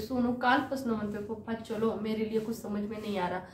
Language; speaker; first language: Hindi; non-native, local second language; Marathi